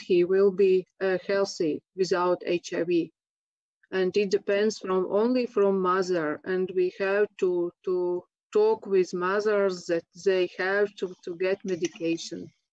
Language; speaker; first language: English; non-native, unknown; Latvian